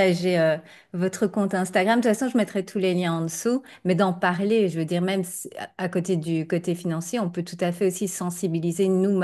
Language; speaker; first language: French; native; French